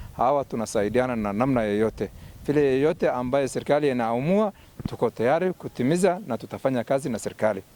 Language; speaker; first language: Swahili; non-native, local second language; Somali